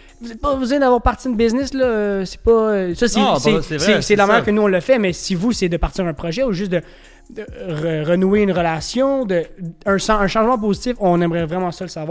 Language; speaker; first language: French; native; French